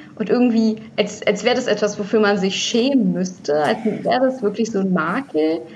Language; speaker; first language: German; early bilingual, other home language; Russian